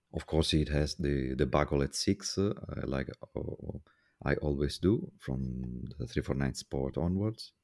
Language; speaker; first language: English; non-native, fluent; Italian